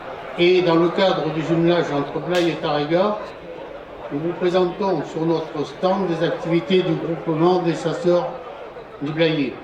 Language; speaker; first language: French; native; French